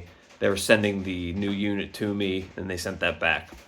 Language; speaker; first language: English; native; English